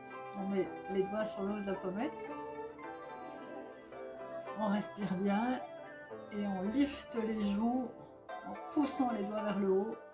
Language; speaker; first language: French; native; French